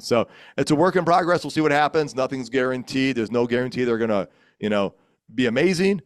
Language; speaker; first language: English; native; English